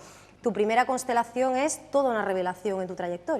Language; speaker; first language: Spanish; native; Spanish